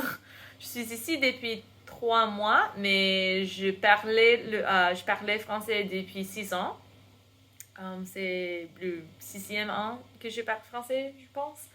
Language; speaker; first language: French; non-native, fluent; English